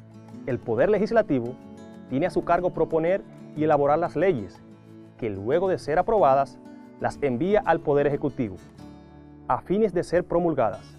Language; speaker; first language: Spanish; native; Spanish